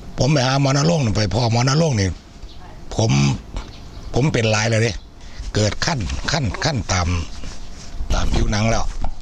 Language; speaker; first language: Thai; native; Thai